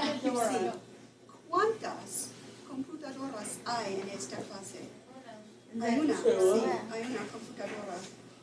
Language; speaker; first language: Spanish; non-native, fluent; English